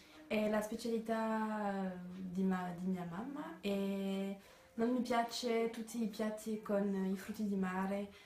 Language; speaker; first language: Italian; non-native, learner; French